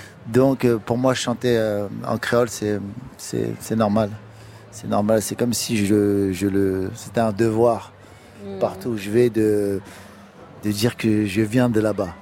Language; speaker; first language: French; early bilingual, other home language; Kabuverdianu